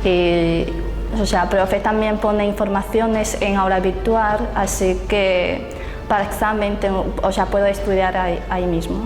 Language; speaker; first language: Spanish; non-native, learner; Chinese